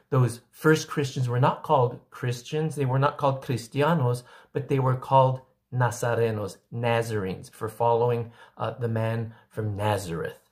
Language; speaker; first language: English; early bilingual, other home language; Spanish